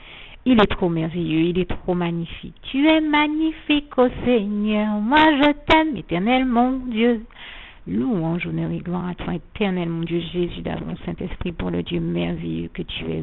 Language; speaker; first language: French; native; French